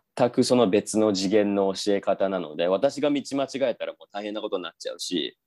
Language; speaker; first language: Japanese; native; Japanese